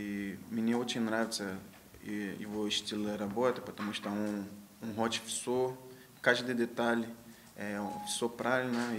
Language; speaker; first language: Russian; non-native, learner; Portuguese